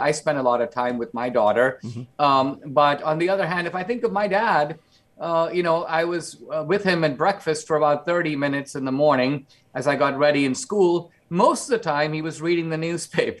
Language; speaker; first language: English; non-native, local second language; Konkani